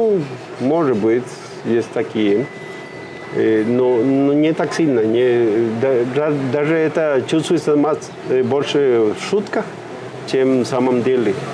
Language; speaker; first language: Russian; non-native, fluent; Spanish